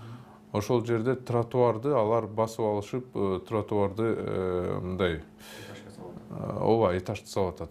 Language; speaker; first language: Kyrgyz; non-native, local second language; Russian